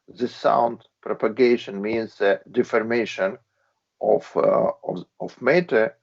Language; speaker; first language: English; non-native, fluent; Latvian